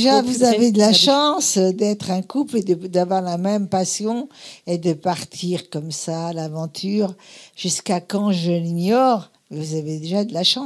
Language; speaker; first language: French; native; French